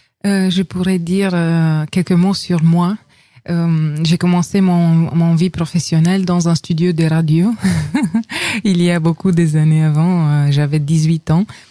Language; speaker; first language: French; non-native, fluent; Romanian